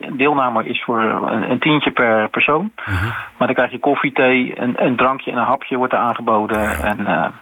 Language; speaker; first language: Dutch; native; Dutch